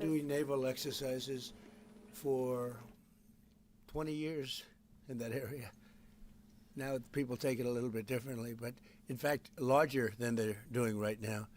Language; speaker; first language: English; native; English